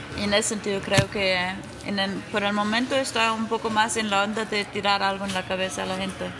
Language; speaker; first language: Spanish; non-native, fluent; Danish